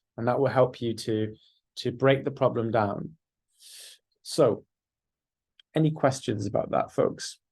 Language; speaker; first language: English; native; English